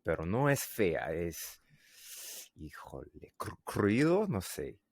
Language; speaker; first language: Spanish; non-native, learner; English